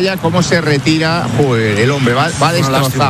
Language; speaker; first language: Spanish; native; Spanish